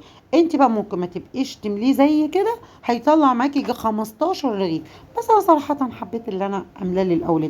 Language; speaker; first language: Arabic; native; Arabic